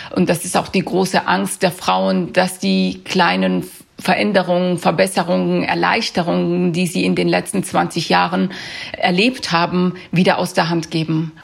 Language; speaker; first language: German; early bilingual, other home language; Persian